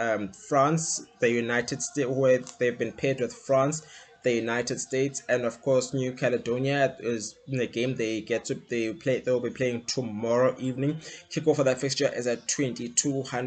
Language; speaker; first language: English; non-native, local second language; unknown